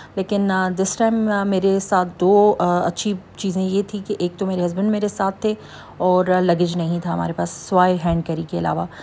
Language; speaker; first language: Urdu; native; Urdu